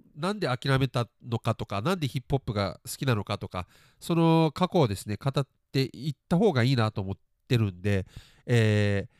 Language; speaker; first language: Japanese; early bilingual, other home language; English